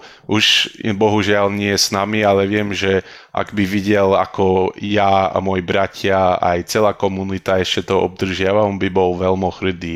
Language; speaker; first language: Slovak; early bilingual, heritage; Slovak